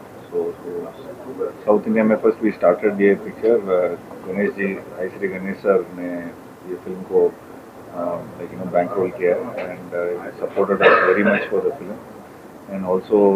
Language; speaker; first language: Hindi; non-native, local second language; Tamil